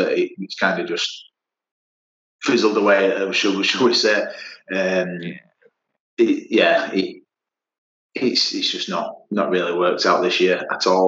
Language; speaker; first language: English; native; English